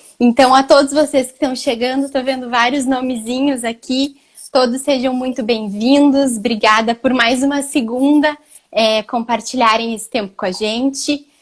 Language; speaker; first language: Portuguese; native; Portuguese